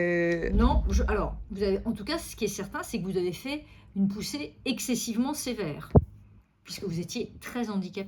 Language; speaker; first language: French; native; French